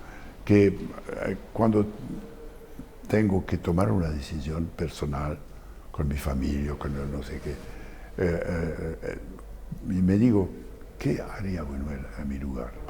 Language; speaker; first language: Spanish; non-native, fluent; French